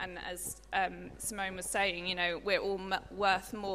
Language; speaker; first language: English; native; English